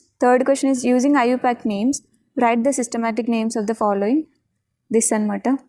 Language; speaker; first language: English; non-native, local second language; Telugu